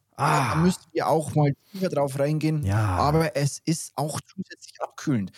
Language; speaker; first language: German; native; German